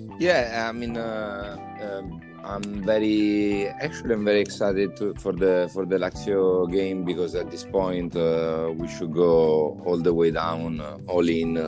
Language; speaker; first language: English; non-native, fluent; Italian